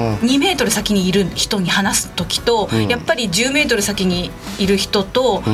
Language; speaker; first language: Japanese; native; Japanese